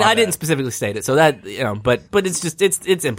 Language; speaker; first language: English; native; English